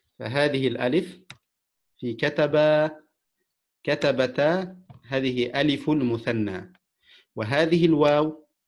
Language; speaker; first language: Arabic; non-native, fluent; Indonesian